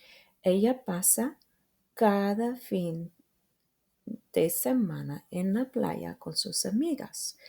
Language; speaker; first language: Spanish; non-native, fluent; English